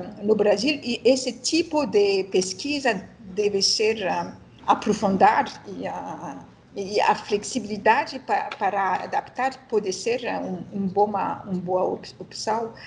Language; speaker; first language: Portuguese; non-native, learner; French